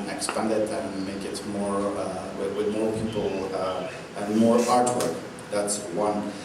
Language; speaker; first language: English; non-native, fluent; Dutch